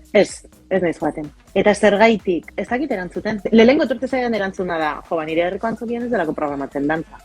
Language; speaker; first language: Basque; native; Basque